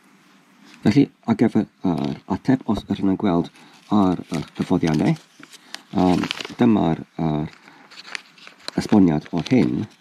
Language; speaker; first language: Welsh; non-native, learner; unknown